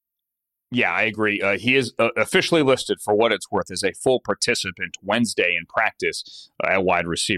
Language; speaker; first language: English; native; English